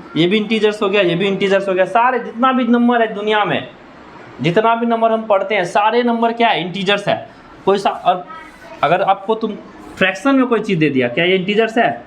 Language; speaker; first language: Hindi; native; Hindi